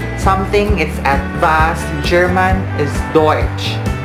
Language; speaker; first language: English; non-native, local second language; Filipino